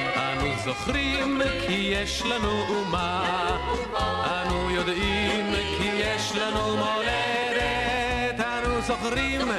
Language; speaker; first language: Hebrew; non-native, fluent; French